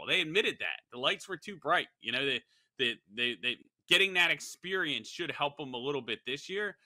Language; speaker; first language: English; native; English